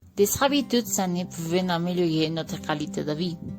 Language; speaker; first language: French; non-native, learner; Spanish